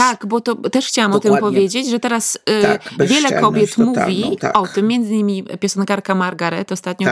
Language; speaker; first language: Polish; native; Polish